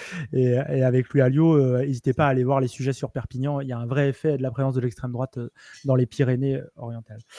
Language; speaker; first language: French; native; French